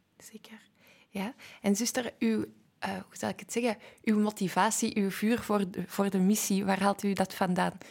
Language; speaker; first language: Dutch; native; Dutch